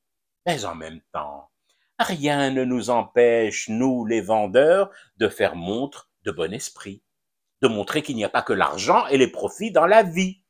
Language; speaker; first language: French; non-native, local second language; Arabic